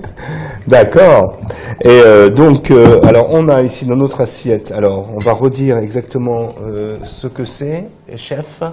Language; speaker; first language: French; native; French